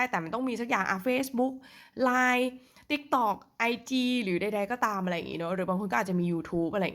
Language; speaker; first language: Thai; native; Thai